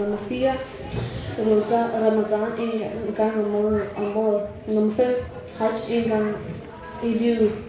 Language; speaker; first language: Danish; early bilingual, other home language; Urdu